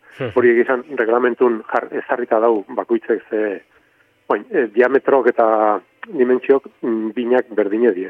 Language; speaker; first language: Basque; native; Basque